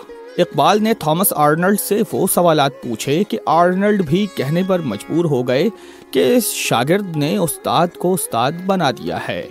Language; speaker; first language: Urdu; native; Urdu